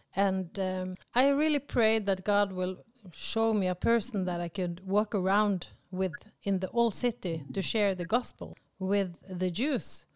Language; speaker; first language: English; non-native, fluent; Norwegian